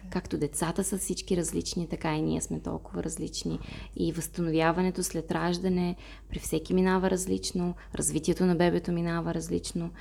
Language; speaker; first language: Bulgarian; non-native, fluent; Russian